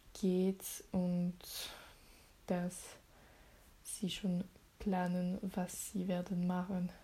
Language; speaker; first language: German; non-native, learner; French